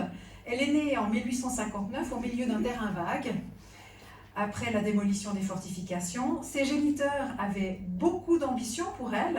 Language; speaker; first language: French; native; French